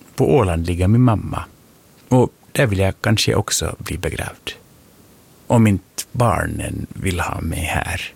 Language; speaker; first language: Swedish; native; Swedish